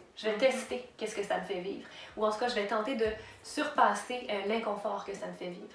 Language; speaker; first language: French; native; French